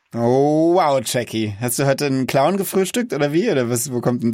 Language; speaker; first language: German; native; German